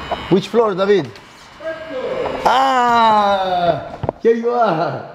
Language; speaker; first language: English; non-native, fluent; Italian